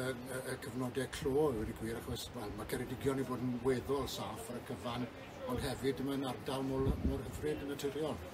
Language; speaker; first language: Welsh; native; Welsh